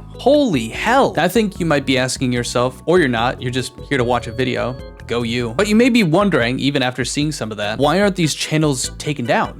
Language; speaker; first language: English; native; English